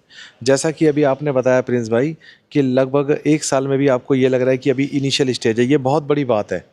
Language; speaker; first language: Hindi; native; Hindi